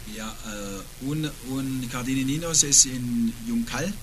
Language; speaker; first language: Spanish; non-native, learner; German